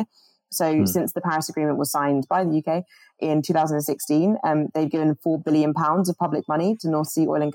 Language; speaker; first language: English; native; English